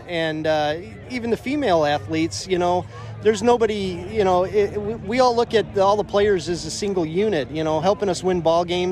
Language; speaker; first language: English; native; English